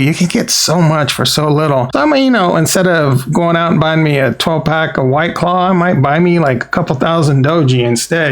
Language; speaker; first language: English; native; English